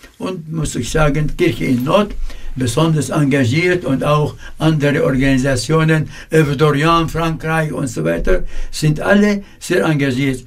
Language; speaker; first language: German; non-native, fluent; Arabic